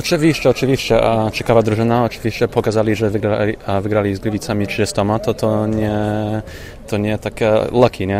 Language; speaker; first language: Polish; early bilingual, heritage; English